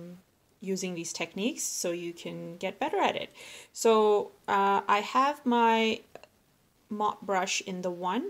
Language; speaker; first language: English; native; English